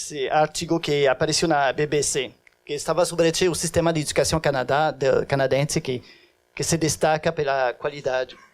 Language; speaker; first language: Portuguese; non-native, fluent; French